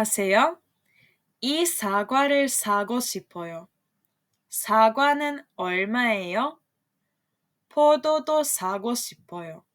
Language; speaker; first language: Korean; non-native, fluent; Serbian